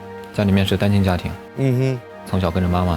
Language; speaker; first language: Chinese; native; Chinese